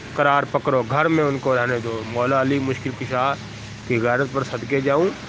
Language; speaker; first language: Urdu; non-native, local second language; Punjabi